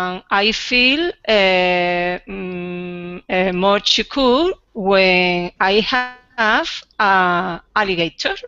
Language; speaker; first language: English; non-native, learner; Spanish